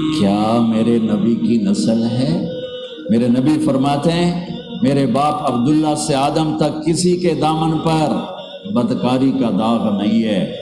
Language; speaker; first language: Urdu; non-native, local second language; Punjabi